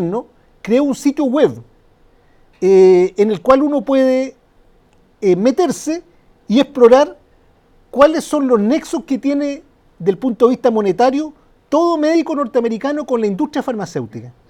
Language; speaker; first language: Spanish; native; Spanish